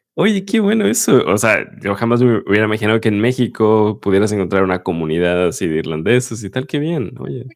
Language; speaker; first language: Spanish; native; Spanish